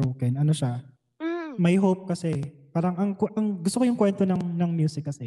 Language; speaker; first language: English; non-native, local second language; Filipino